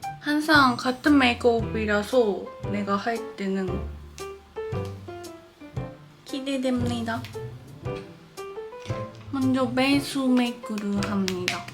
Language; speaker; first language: Korean; non-native, learner; Japanese